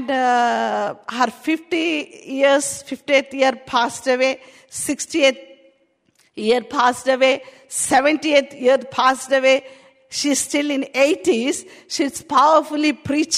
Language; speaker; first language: English; non-native, local second language; Telugu